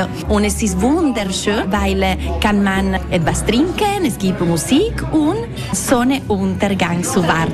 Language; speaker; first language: German; non-native, fluent; Italian